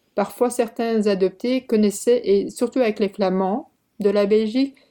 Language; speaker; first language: French; early bilingual, other home language; Korean